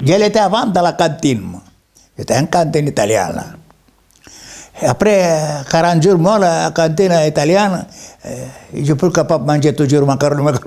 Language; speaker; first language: French; non-native, learner; Greek